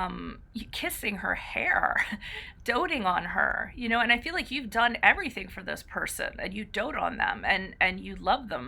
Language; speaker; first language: English; native; English